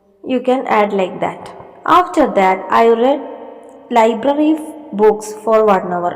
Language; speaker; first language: English; non-native, local second language; Malayalam